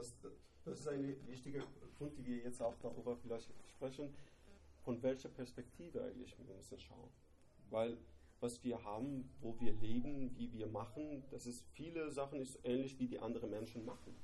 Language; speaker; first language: German; non-native, learner; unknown